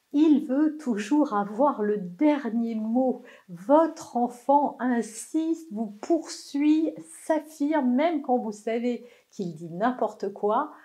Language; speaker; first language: French; native; French